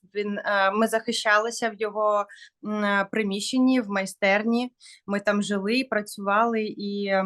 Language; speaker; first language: Ukrainian; non-native, local second language; Russian